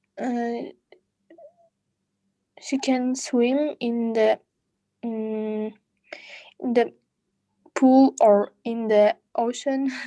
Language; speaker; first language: English; non-native, learner; Russian